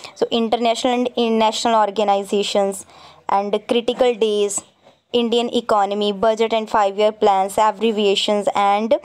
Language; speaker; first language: Hindi; non-native, local second language; Punjabi